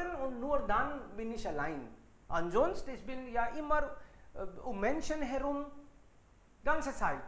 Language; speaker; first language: German; non-native, fluent; Hindi